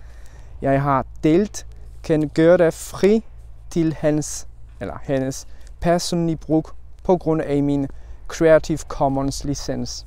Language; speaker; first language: Danish; non-native, learner; Polish